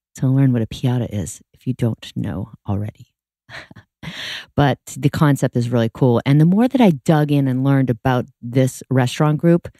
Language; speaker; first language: English; native; English